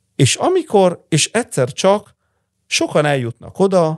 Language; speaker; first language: Hungarian; early bilingual, heritage; Italian